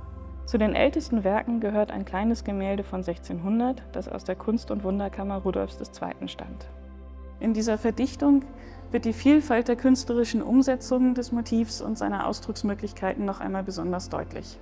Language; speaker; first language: German; native; German